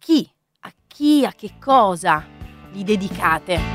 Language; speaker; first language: Italian; native; Italian